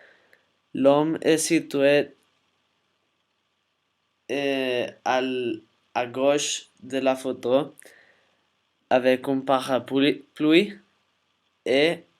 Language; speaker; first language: French; non-native, learner; Spanish